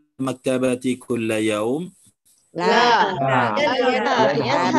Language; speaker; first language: Arabic; non-native, fluent; Indonesian